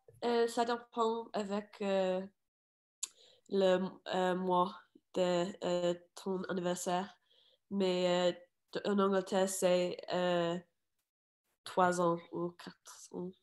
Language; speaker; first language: French; non-native, learner; English